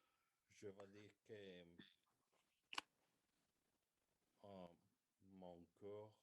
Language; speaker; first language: French; non-native, learner; Spanish